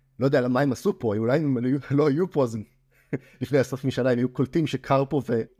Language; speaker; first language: Hebrew; native; Hebrew